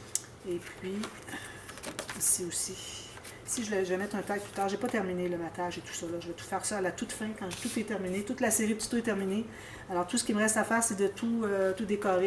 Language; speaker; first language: French; native; French